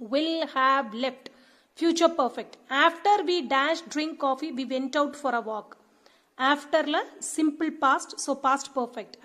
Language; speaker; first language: English; non-native, local second language; Tamil